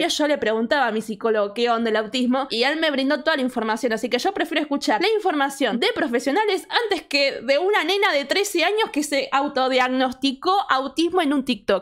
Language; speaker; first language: Spanish; native; Spanish